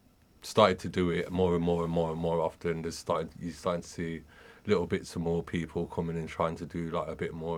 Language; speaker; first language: English; native; English